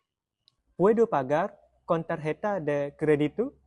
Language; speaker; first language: Spanish; non-native, learner; Malay